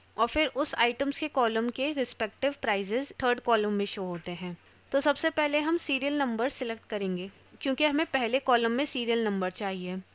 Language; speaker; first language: Hindi; native; Hindi